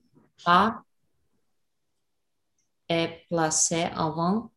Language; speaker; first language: French; non-native, learner; Russian